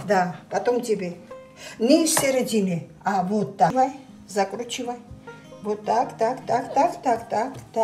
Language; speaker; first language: Russian; non-native, learner; Georgian